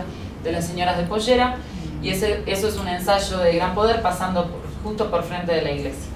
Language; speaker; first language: Spanish; native; Spanish